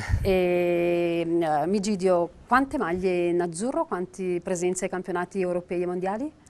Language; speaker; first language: Italian; native; Italian